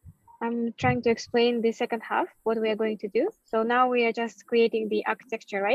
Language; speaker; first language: English; non-native, fluent; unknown